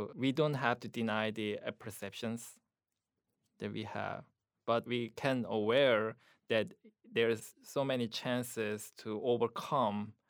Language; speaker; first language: English; non-native, fluent; Korean